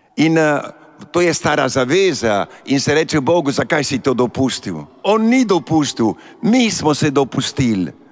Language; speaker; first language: Slovenian; early bilingual, heritage; Slovenian